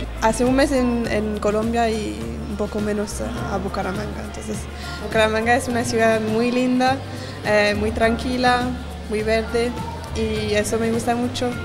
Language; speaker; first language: Spanish; non-native, fluent; English